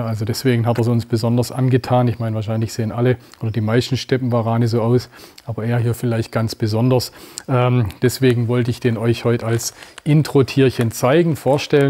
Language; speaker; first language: German; native; German